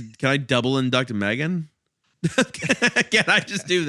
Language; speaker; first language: English; native; English